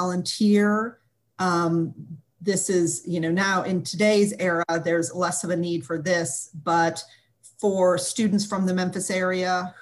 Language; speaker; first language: English; native; English